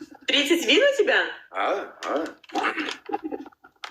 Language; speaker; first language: Russian; non-native, learner; Uzbek